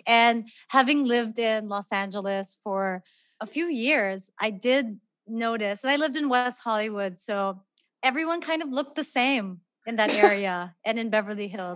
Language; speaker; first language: English; non-native, local second language; Filipino